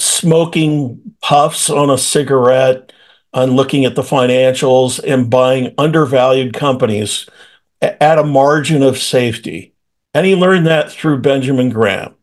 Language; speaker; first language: English; native; English